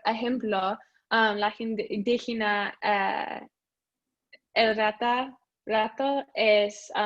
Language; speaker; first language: Spanish; non-native, learner; English